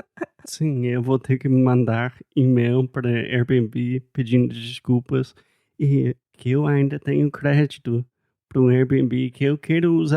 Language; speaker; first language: Portuguese; non-native, fluent; English